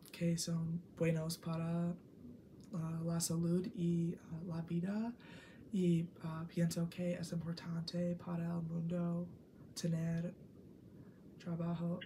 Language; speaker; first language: Spanish; non-native, learner; English